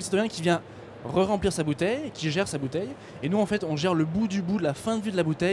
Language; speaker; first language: French; native; French